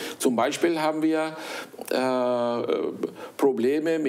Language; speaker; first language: German; early bilingual, heritage; German